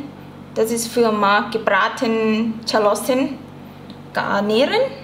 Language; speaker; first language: German; non-native, learner; Thai